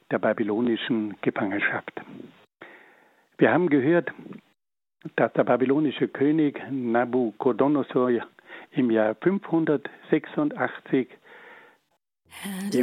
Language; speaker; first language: German; native; German